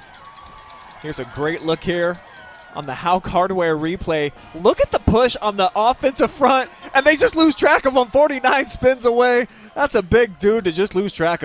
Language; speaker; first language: English; native; English